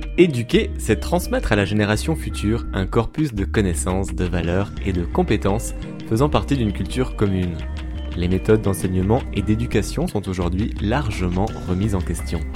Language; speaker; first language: French; native; French